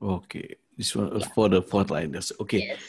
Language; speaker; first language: English; non-native, learner; Indonesian